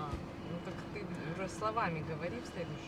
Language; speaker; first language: Russian; native; Russian